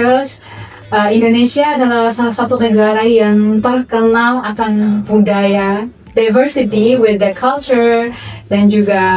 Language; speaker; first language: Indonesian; non-native, fluent; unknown